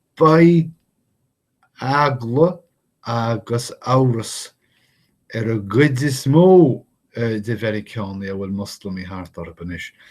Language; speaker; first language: Irish; non-native, fluent; English